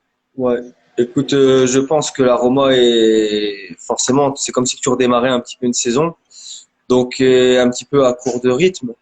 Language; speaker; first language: French; native; French